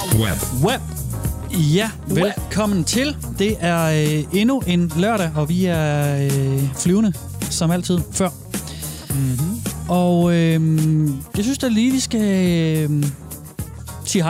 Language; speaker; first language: Danish; native; Danish